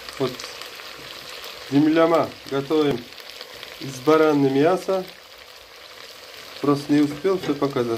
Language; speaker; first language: Russian; non-native, fluent; Uzbek